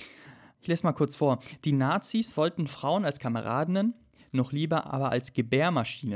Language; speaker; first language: German; native; German